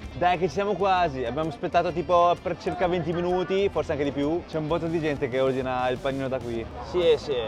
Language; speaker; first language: Italian; early bilingual, other home language; Chinese